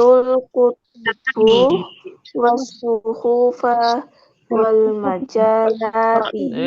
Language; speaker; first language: Arabic; non-native, learner; Indonesian